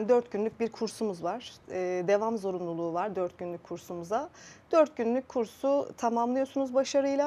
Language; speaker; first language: Turkish; native; Turkish